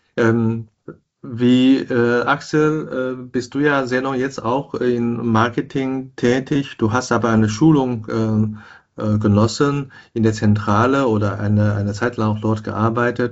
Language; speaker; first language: German; non-native, fluent; Chinese